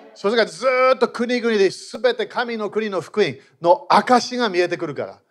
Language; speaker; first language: Japanese; non-native, fluent; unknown